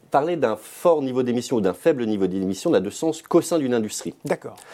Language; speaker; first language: French; native; French